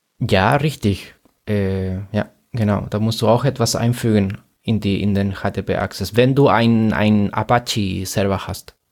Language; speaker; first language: German; non-native, fluent; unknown